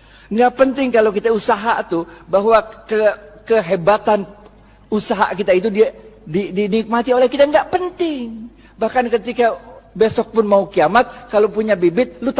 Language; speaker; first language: Indonesian; native; Indonesian